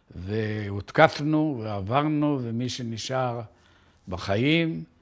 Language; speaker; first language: Hebrew; native; Hebrew